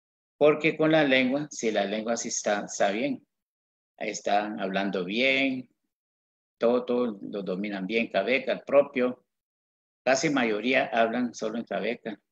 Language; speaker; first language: Spanish; non-native, local second language; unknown